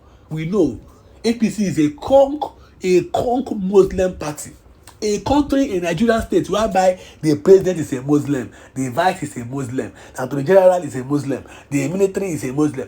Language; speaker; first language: English; non-native, local second language; Igbo